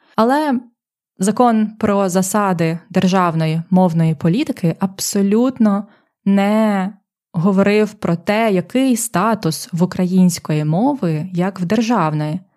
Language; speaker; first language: Ukrainian; native; Ukrainian